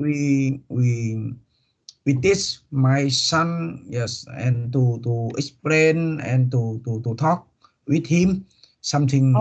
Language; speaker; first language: English; non-native, learner; Vietnamese